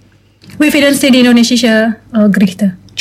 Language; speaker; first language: German; non-native, learner; Indonesian